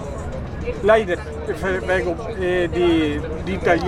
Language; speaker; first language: German; early bilingual, heritage; Spanish